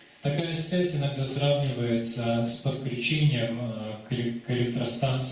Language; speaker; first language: Russian; native; Russian